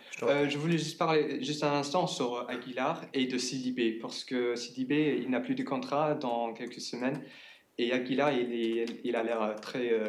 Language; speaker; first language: French; non-native, fluent; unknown